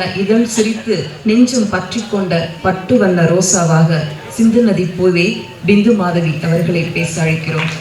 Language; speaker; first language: Tamil; native; Tamil